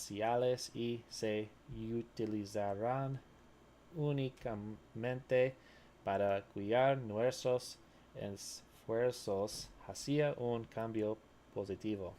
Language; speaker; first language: Spanish; non-native, learner; English